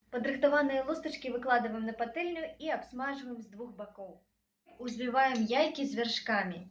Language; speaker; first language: Belarusian; native; Belarusian